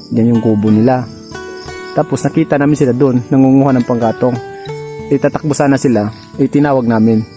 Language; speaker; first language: Filipino; non-native, local second language; Cebuano